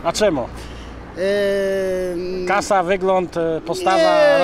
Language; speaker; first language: Polish; native; Polish